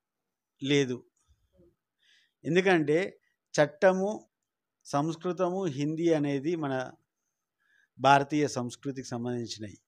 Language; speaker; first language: Telugu; native; Telugu